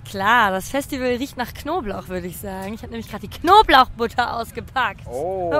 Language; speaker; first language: German; native; German